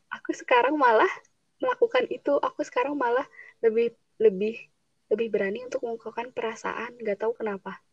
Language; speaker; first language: Indonesian; non-native, local second language; Sundanese